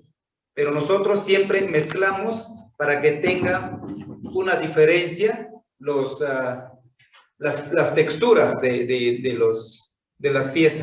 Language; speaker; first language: Spanish; non-native, local second language; Zapotec